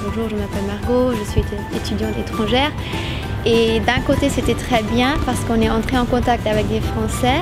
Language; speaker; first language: French; non-native, fluent; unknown